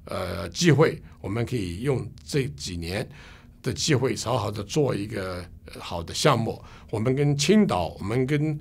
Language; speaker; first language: Chinese; non-native, local second language; Cantonese